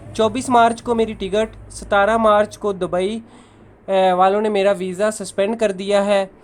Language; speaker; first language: Hindi; non-native, local second language; Punjabi